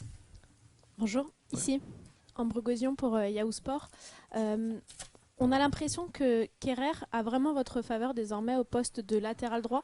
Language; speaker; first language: French; native; French